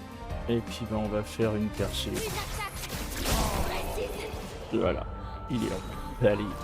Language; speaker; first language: French; native; French